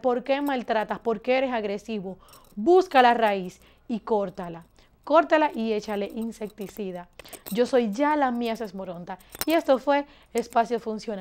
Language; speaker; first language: Spanish; native; Spanish